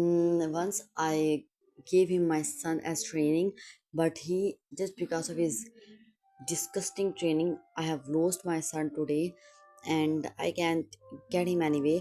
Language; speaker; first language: English; non-native, local second language; Urdu